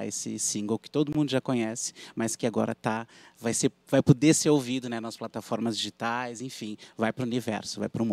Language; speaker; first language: Portuguese; native; Portuguese